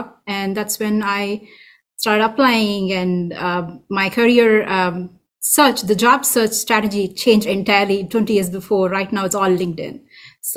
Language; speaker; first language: English; non-native, local second language; Tamil